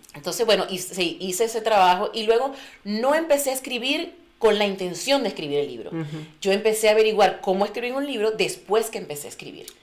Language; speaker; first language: Spanish; native; Spanish